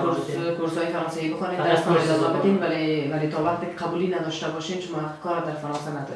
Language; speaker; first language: Persian; native; Persian